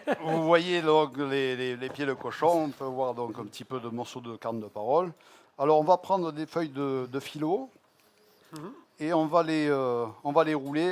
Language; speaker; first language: French; native; French